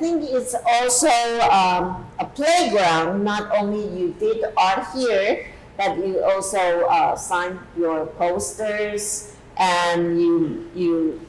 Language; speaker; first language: English; non-native, fluent; Chinese